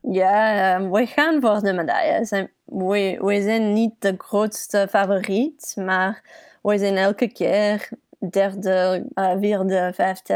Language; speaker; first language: Dutch; early bilingual, heritage; English